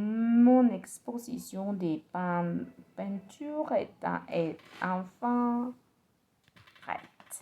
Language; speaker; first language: French; non-native, learner; Spanish